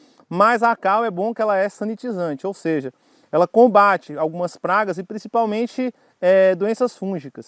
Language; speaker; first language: Portuguese; native; Portuguese